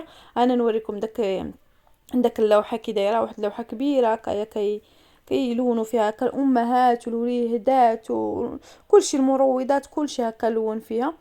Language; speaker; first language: Arabic; native; Arabic